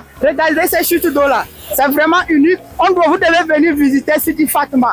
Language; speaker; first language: French; non-native, fluent; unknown